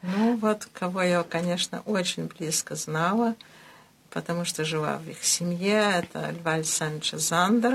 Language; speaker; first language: Russian; early bilingual, heritage; Russian